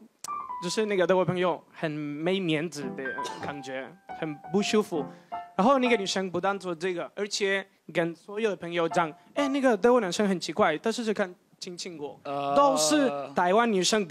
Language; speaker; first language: Chinese; non-native, fluent; Spanish